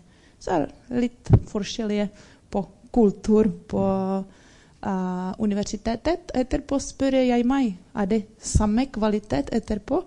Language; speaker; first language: Norwegian; non-native, learner; Czech